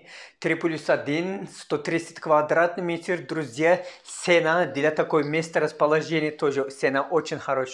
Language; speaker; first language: Russian; non-native, learner; Turkish